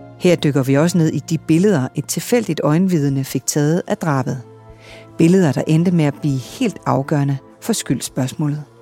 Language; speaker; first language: Danish; native; Danish